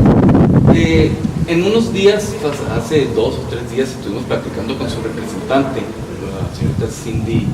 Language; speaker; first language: Spanish; native; Spanish